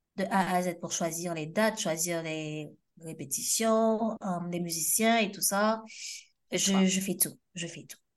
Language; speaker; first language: French; non-native, local second language; Haitian Creole